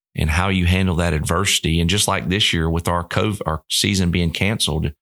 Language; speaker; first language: English; native; English